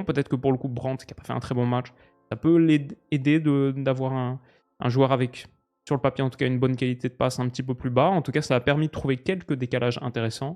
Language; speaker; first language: French; native; French